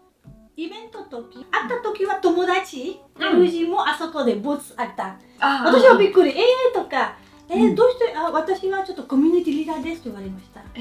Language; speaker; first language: Japanese; non-native, learner; Spanish